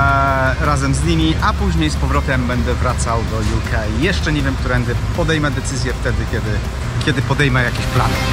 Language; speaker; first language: Polish; native; Polish